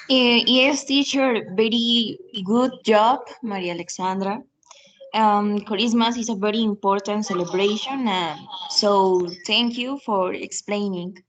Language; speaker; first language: English; non-native, learner; Spanish